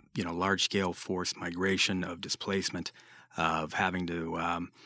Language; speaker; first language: English; native; English